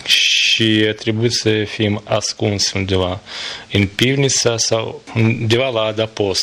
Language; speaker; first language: Romanian; non-native, learner; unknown